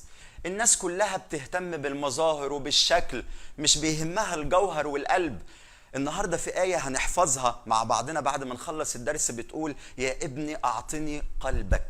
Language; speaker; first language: Arabic; native; Arabic